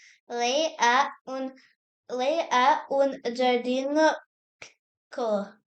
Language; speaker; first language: Italian; non-native, learner; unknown